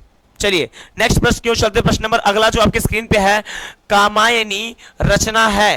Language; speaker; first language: Hindi; native; Hindi